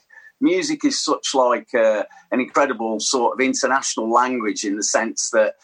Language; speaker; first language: English; native; English